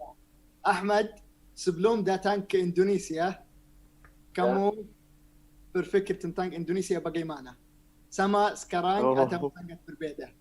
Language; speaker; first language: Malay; non-native, learner; Arabic